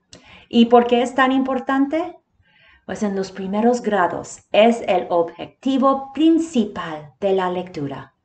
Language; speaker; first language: Spanish; early bilingual, heritage; Spanish